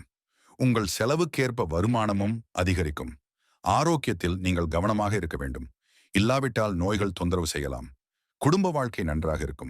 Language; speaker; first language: Tamil; native; Tamil